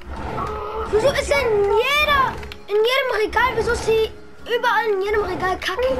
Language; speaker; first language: German; native; German